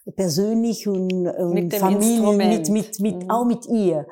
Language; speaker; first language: German; non-native, learner; French